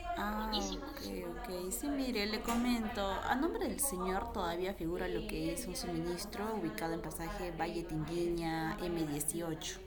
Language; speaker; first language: Spanish; native; Spanish